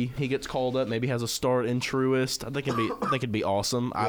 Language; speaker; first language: English; native; English